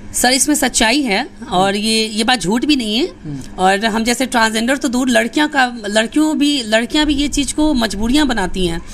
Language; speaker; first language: Hindi; native; Hindi